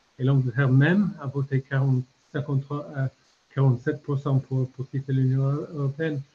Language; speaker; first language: French; non-native, fluent; English